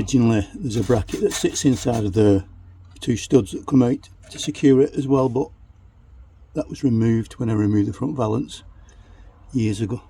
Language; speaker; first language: English; native; English